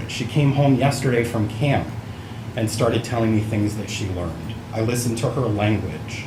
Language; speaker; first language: English; early bilingual, other home language; Italian